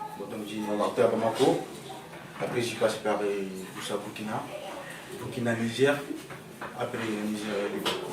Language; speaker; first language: French; non-native, local second language; Soninke